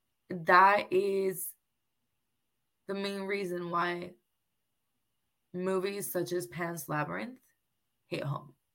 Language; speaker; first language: English; non-native, local second language; Spanish